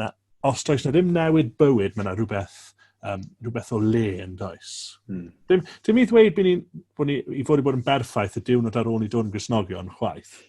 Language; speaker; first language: Welsh; native; Welsh